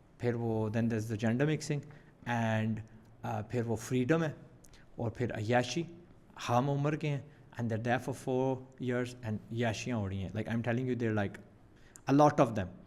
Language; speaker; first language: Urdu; early bilingual, heritage; Urdu